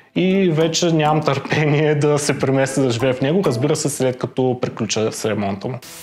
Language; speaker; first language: Bulgarian; native; Bulgarian